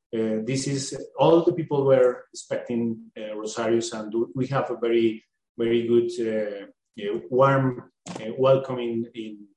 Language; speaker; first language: English; non-native, learner; Spanish